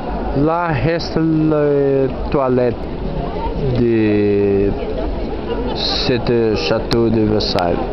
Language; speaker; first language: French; non-native, learner; Portuguese